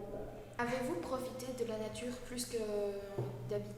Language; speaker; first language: French; native; French